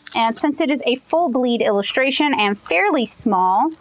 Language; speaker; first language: English; native; English